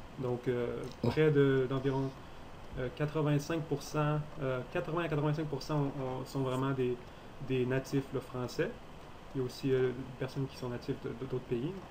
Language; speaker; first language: French; native; French